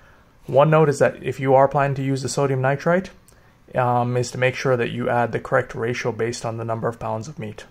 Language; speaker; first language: English; native; English